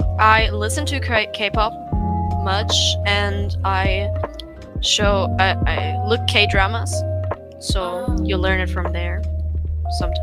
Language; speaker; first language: English; non-native, learner; German